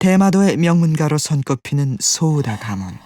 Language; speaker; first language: Korean; native; Korean